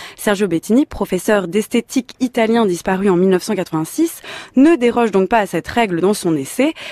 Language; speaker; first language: French; native; French